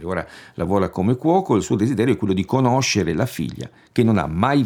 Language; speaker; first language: Italian; native; Italian